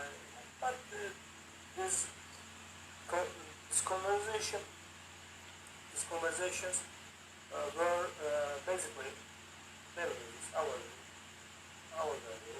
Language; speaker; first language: English; non-native, learner; Turkish